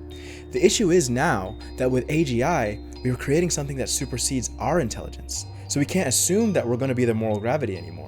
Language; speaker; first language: English; native; English